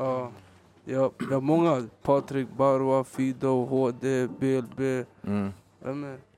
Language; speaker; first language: Swedish; early bilingual, other home language; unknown